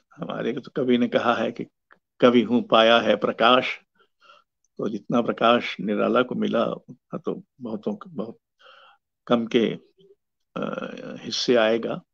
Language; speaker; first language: Hindi; native; Hindi